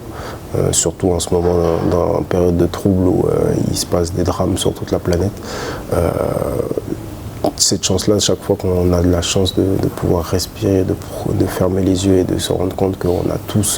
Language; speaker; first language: French; early bilingual, other home language; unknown